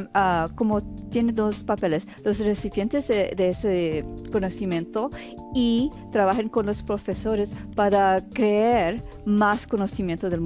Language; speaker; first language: Spanish; early bilingual, heritage; Spanish